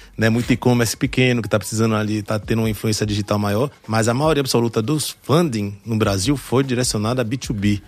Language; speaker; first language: Portuguese; early bilingual, other home language; French